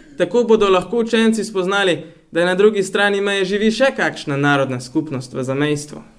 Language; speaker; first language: Slovenian; native; Slovenian